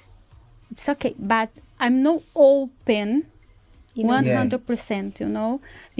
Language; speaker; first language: English; non-native, learner; Portuguese